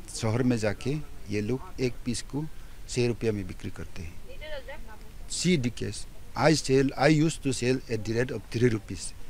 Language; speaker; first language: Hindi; non-native, local second language; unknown